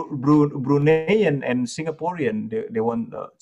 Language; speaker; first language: English; non-native, fluent; Indonesian